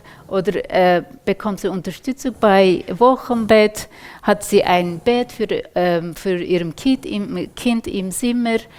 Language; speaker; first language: German; non-native, fluent; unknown